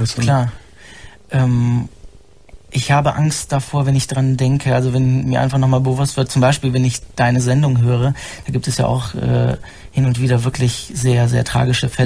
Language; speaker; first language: German; native; German